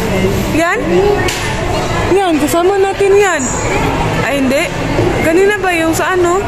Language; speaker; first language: Filipino; non-native, local second language; Cebuano